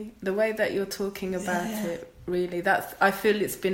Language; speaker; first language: English; native; English